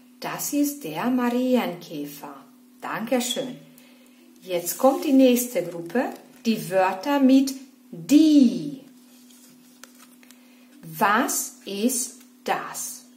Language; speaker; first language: German; non-native, fluent; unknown